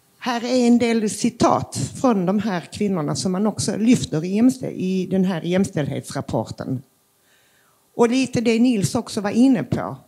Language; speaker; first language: Swedish; early bilingual, other home language; Macedonian